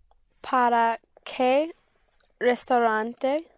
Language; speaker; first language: Spanish; non-native, learner; English